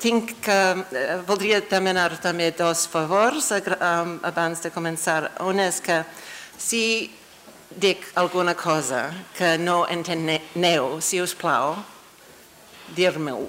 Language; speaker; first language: Catalan; non-native, fluent; English